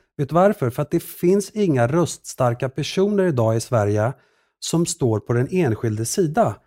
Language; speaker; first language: Swedish; early bilingual, other home language; Assyrian Neo-Aramaic